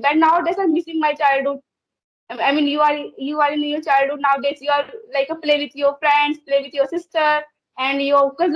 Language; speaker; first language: English; non-native, learner; Hindi